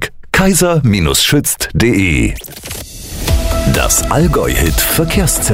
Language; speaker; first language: German; native; German